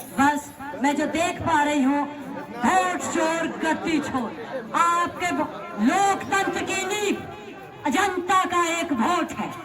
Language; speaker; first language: Hindi; native; Hindi